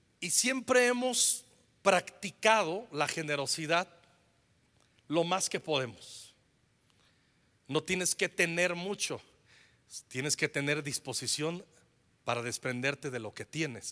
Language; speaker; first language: Spanish; native; Spanish